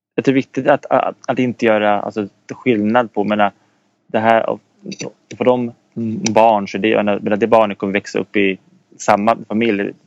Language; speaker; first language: Swedish; native; Swedish